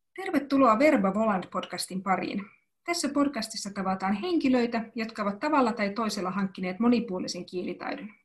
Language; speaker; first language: Finnish; native; Finnish